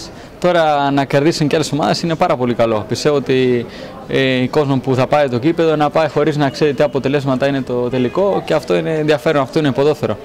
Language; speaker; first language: Greek; non-native, fluent; Spanish